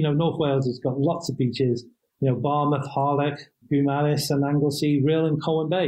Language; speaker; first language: English; native; English